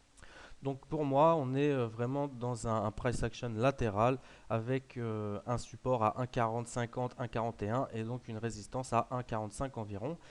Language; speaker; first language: French; native; French